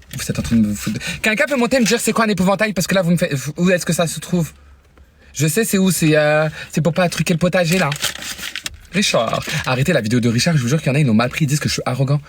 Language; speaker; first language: French; native; French